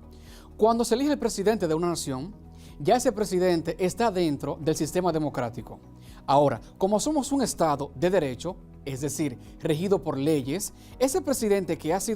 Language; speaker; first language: Spanish; native; Spanish